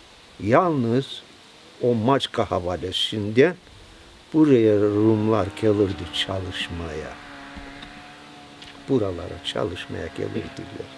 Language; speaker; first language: Turkish; non-native, local second language; Greek